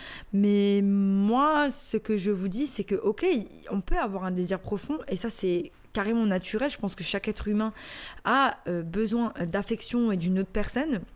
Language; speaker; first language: French; native; French